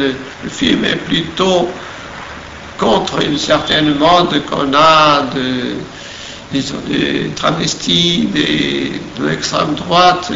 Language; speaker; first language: French; non-native, fluent; Portuguese